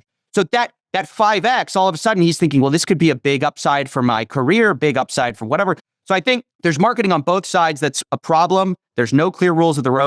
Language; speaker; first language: English; native; English